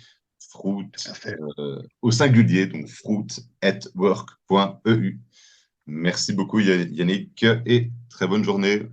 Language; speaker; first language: French; native; French